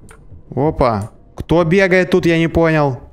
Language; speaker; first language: Russian; native; Russian